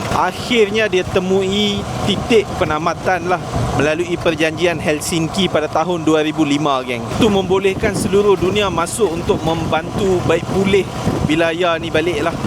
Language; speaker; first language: Malay; native; Malay